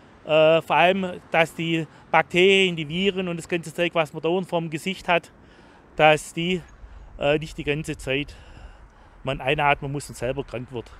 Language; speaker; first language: German; native; German